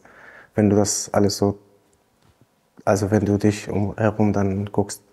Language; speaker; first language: German; non-native, fluent; Arabic